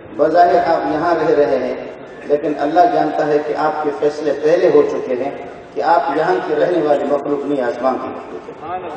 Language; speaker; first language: Urdu; non-native, local second language; Brahui